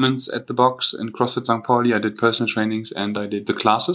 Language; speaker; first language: English; non-native, fluent; German